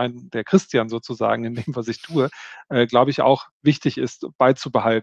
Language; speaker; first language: German; native; German